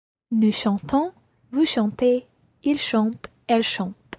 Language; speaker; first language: French; non-native, learner; English